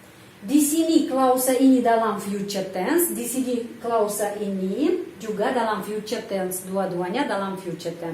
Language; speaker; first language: Indonesian; non-native, fluent; Russian